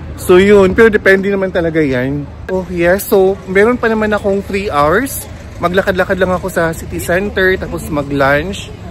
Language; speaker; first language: Filipino; native; Filipino